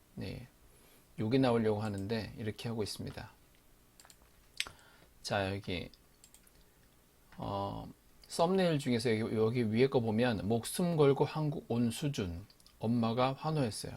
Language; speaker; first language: Korean; native; Korean